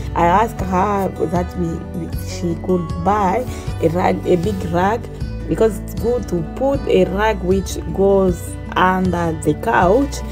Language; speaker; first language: English; non-native, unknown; Swahili